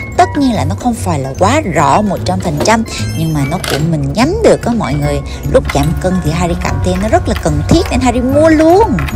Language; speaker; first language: Vietnamese; early bilingual, heritage; Korean